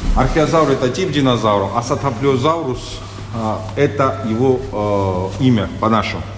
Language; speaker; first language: Russian; non-native, local second language; Georgian